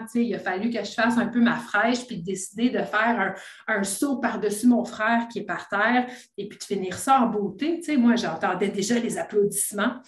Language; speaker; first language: French; native; French